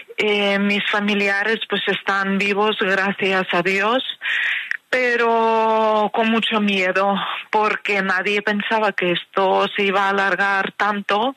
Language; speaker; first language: Spanish; non-native, fluent; Ukrainian